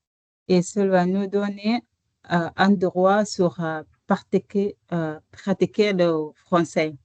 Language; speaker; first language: French; non-native, learner; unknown